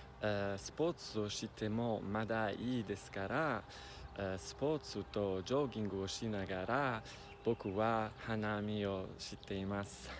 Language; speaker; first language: Japanese; non-native, learner; Italian